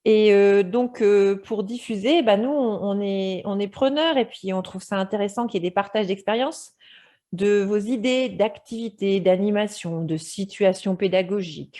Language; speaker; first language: French; native; French